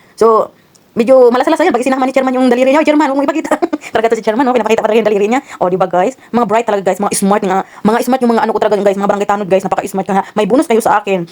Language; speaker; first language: Filipino; non-native, local second language; Cebuano